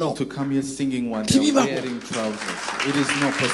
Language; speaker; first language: English; non-native, local second language; Kinyarwanda